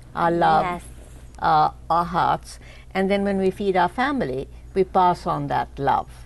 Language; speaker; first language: English; non-native, local second language; Hindi